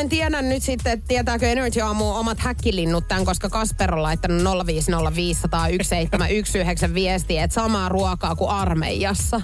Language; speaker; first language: Finnish; native; Finnish